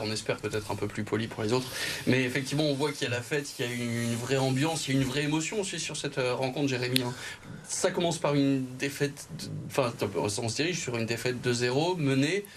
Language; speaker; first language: French; native; French